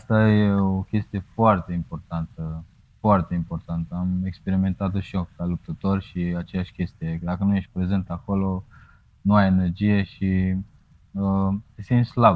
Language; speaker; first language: Romanian; native; Romanian